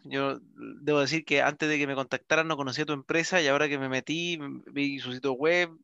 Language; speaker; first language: Spanish; native; Spanish